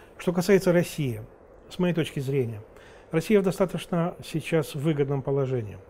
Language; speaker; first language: Russian; non-native, local second language; Romanian